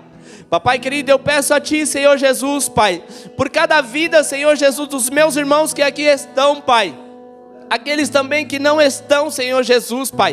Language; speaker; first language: Portuguese; native; Portuguese